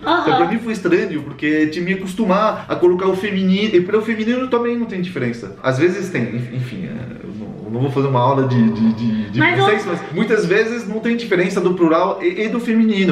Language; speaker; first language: Portuguese; non-native, fluent; French